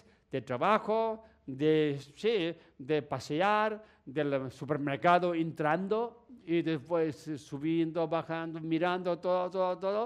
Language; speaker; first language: Spanish; non-native, learner; Tibetan